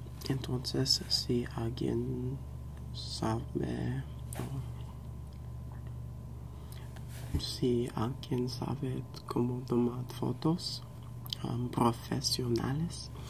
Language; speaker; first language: Spanish; non-native, learner; English